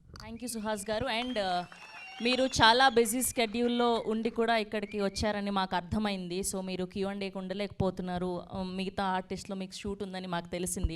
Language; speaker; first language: Telugu; native; Telugu